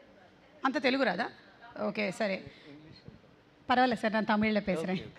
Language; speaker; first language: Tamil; non-native, fluent; Telugu